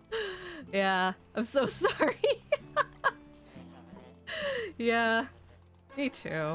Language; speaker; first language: English; native; English